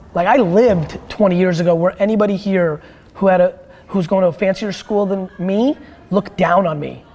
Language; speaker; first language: English; early bilingual, other home language; Russian